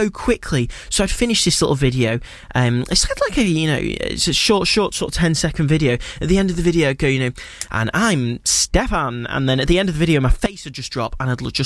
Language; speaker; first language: English; native; English